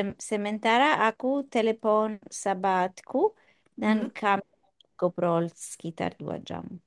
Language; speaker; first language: Indonesian; non-native, learner; English